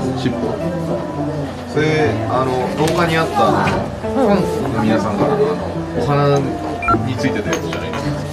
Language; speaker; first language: Japanese; native; Japanese